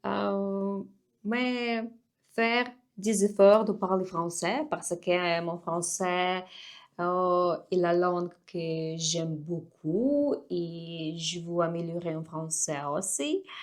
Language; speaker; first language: French; non-native, learner; Russian